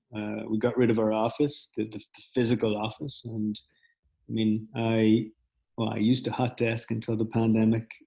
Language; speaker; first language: English; native; English